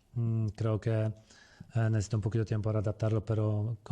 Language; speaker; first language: Spanish; non-native, fluent; Polish